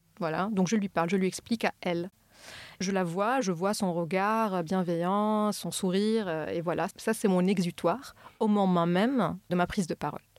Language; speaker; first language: French; non-native, local second language; Arabic